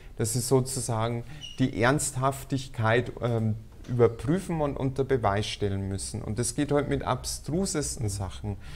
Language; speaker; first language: German; native; German